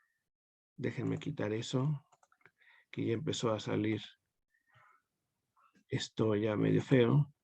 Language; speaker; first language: Spanish; native; Spanish